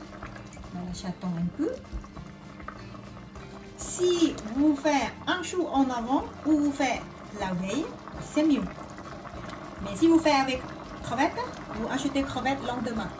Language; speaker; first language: French; non-native, learner; Thai